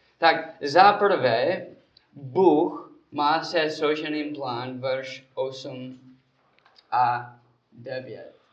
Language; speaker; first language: Czech; non-native, learner; English